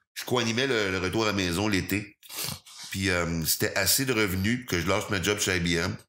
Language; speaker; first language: French; native; French